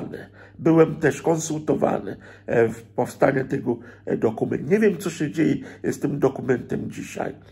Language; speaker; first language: Polish; non-native, fluent; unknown